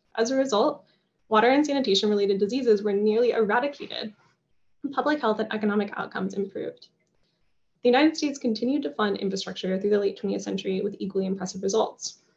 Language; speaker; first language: English; native; English